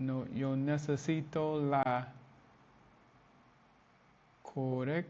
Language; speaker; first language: Spanish; non-native, learner; English